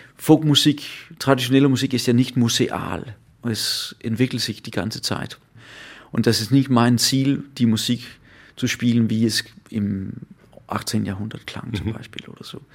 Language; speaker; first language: German; non-native, learner; Danish